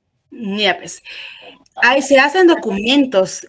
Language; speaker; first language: Spanish; native; Spanish